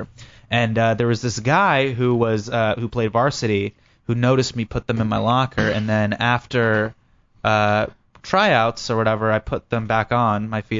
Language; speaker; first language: English; native; English